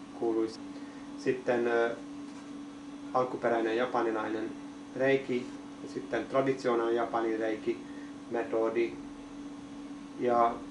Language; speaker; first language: Finnish; non-native, learner; Hungarian